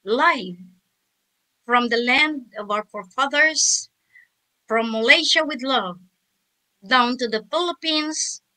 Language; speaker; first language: English; non-native, local second language; Filipino